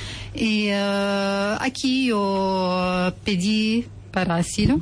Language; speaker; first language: Spanish; non-native, learner; Arabic